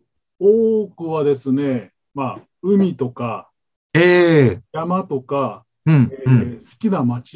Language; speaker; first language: Japanese; native; Japanese